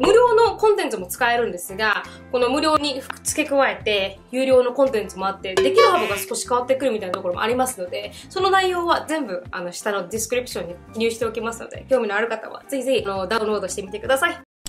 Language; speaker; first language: Japanese; native; Japanese